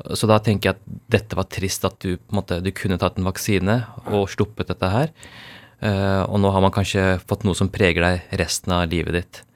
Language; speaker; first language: Norwegian; early bilingual, other home language; Urdu